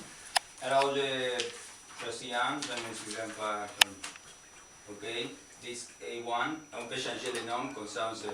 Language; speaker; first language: French; non-native, learner; Spanish